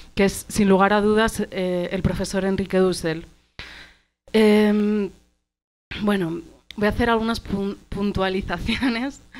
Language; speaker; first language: Spanish; early bilingual, other home language; Arabic